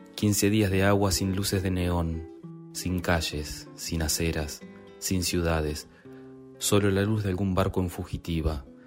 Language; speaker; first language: Spanish; native; Spanish